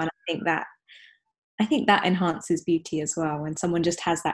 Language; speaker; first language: English; native; English